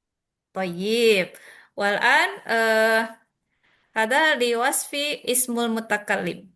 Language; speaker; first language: Arabic; non-native, learner; Indonesian